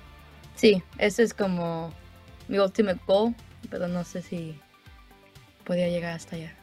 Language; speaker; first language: Spanish; early bilingual, heritage; Spanish